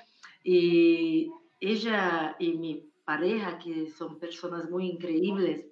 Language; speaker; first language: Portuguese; non-native, fluent; Spanish